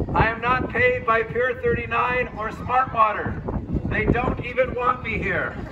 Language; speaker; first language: English; native; English